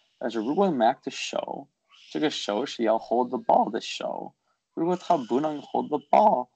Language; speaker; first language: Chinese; early bilingual, heritage; Chinese